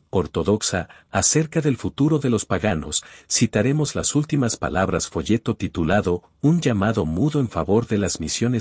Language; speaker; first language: Spanish; native; Spanish